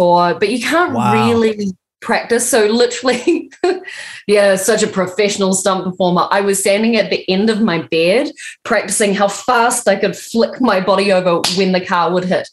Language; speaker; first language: English; native; English